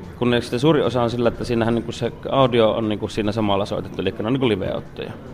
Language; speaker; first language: Finnish; native; Finnish